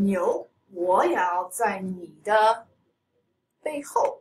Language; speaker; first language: Chinese; non-native, fluent; English